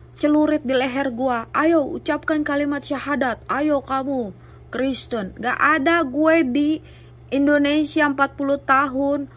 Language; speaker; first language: Indonesian; native; Indonesian